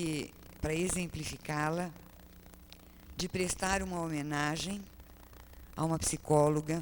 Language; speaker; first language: Portuguese; native; Portuguese